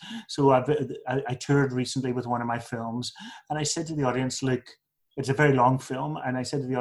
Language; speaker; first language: English; native; English